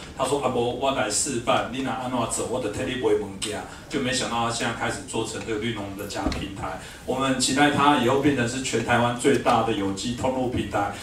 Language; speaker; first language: Chinese; native; Chinese